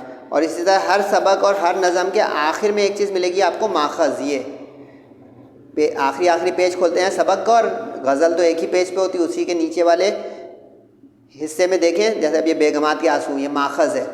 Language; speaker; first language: Urdu; native; Urdu